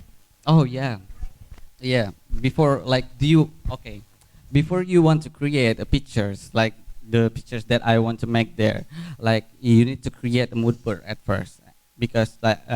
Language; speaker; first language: English; non-native, fluent; Indonesian